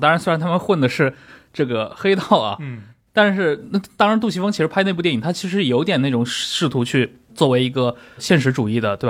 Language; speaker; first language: Chinese; native; Chinese